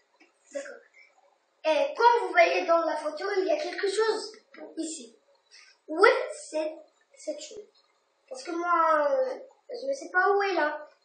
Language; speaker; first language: French; non-native, learner; Arabic